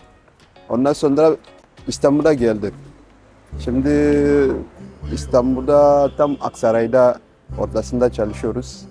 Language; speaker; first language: Turkish; non-native, fluent; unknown